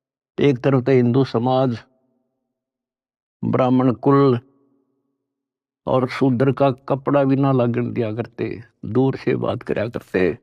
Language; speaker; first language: Hindi; native; Hindi